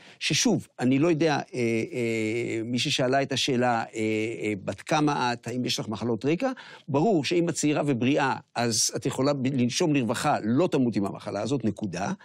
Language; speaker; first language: Hebrew; native; Hebrew